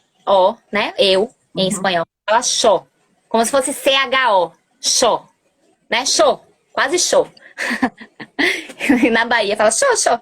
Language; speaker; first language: Portuguese; early bilingual, other home language; Spanish